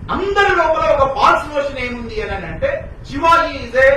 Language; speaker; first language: English; non-native, local second language; Telugu